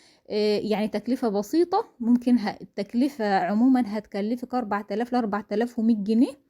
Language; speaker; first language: Arabic; native; Arabic